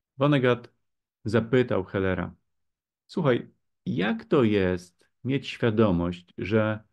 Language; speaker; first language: Polish; native; Polish